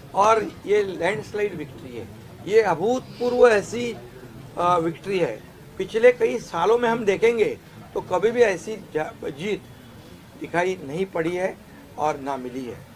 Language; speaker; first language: Hindi; non-native, local second language; Marathi